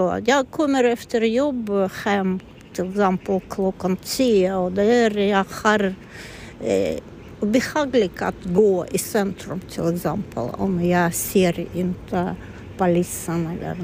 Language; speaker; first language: Swedish; non-native, fluent; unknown